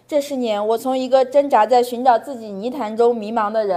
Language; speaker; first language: Chinese; native; Chinese